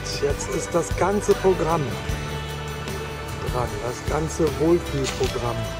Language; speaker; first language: German; native; German